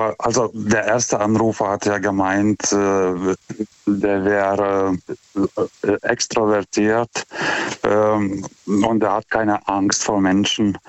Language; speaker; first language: German; non-native, fluent; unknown